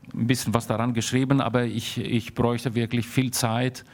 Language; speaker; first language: German; early bilingual, heritage; German